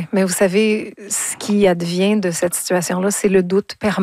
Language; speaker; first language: French; native; French